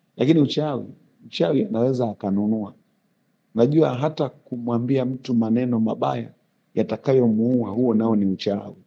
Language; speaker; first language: Swahili; native; Swahili